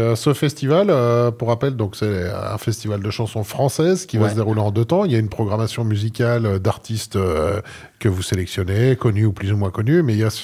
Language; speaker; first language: French; native; French